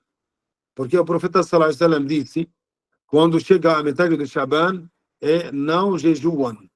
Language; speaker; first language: Portuguese; non-native, learner; Arabic